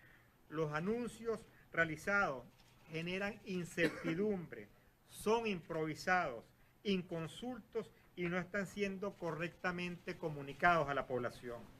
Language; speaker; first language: Spanish; native; Spanish